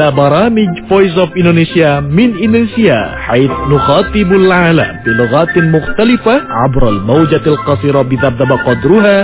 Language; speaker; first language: Arabic; non-native, fluent; Indonesian